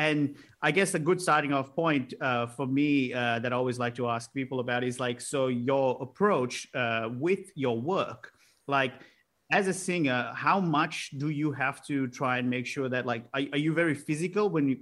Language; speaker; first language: English; non-native, local second language; Sinhala